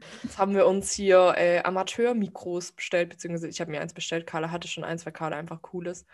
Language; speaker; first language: German; native; German